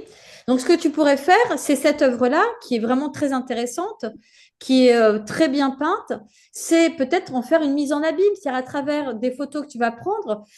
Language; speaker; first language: French; native; French